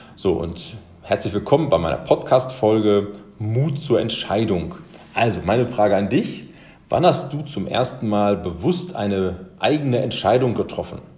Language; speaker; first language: German; early bilingual, other home language; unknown